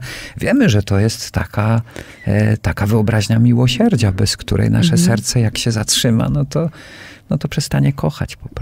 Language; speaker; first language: Polish; native; Polish